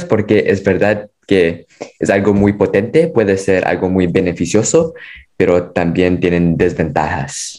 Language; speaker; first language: Spanish; non-native, fluent; English